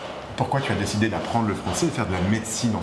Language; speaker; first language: French; native; French